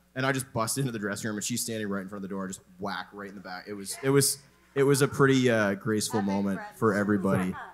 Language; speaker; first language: English; native; English